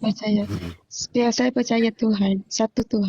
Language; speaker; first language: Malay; non-native, local second language; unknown